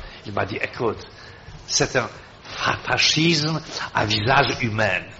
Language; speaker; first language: French; non-native, fluent; Polish